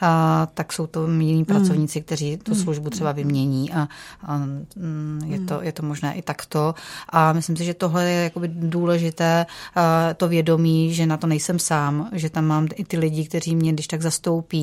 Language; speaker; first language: Czech; native; Czech